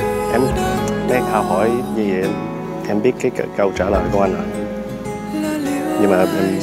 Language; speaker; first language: Vietnamese; early bilingual, heritage; Vietnamese